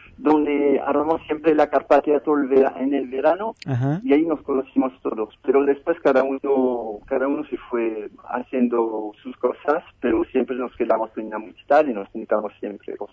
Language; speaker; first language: Spanish; non-native, fluent; French